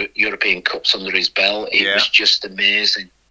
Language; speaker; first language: English; native; English